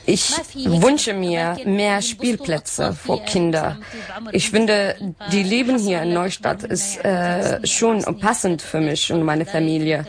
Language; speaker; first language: German; non-native, learner; Arabic